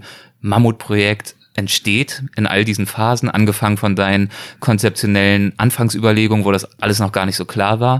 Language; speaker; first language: German; native; German